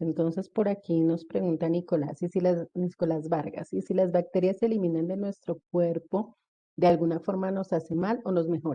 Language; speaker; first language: Spanish; native; Spanish